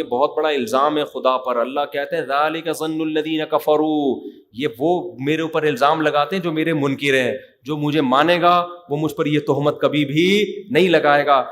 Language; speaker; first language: Urdu; native; Urdu